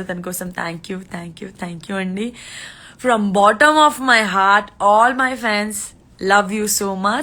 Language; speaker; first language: Telugu; non-native, learner; Gujarati